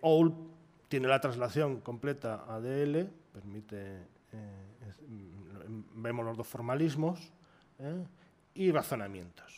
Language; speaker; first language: Spanish; native; Spanish